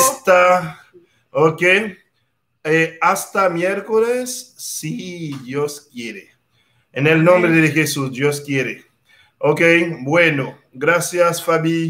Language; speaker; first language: Spanish; non-native, learner; Haitian Creole